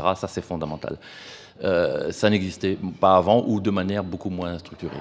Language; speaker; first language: French; native; French